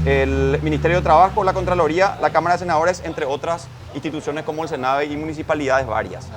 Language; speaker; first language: Spanish; native; Spanish